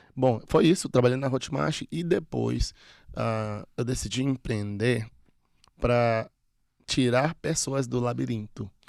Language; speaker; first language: Portuguese; native; Portuguese